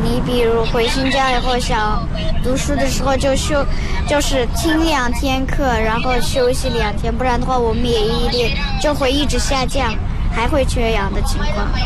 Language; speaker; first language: Chinese; non-native, local second language; Uyghur